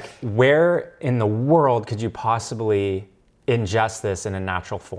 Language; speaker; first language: English; native; English